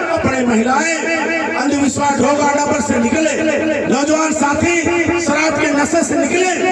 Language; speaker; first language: Hindi; native; Hindi